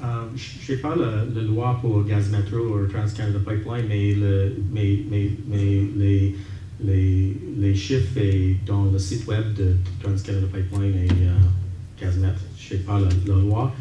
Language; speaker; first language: French; non-native, learner; English